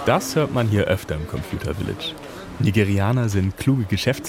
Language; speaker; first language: German; native; German